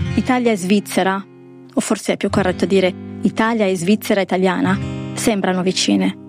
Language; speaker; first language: Italian; native; Italian